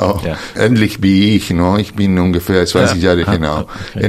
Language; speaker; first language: German; non-native, fluent; Spanish